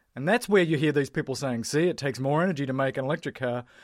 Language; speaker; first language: English; native; English